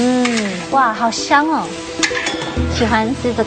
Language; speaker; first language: Chinese; non-native, fluent; English